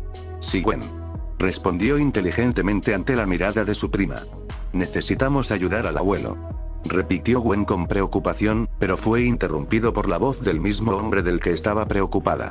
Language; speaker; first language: Spanish; native; Spanish